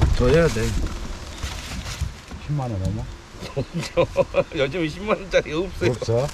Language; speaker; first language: Korean; non-native, learner; Thai